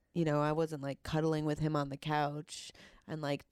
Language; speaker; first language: English; native; English